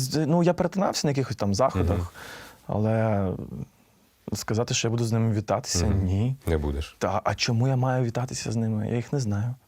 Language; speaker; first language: Ukrainian; native; Ukrainian